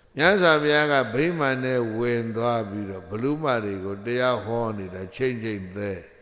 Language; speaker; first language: Burmese; native; Burmese